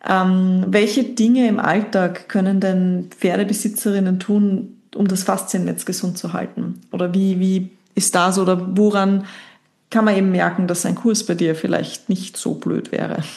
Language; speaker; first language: German; native; German